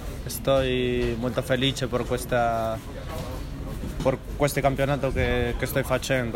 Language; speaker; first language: Italian; non-native, learner; Spanish